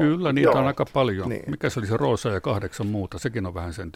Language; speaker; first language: Finnish; native; Finnish